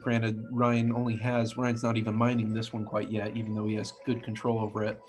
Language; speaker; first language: English; native; English